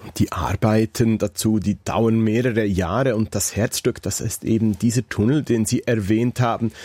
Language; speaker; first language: German; native; German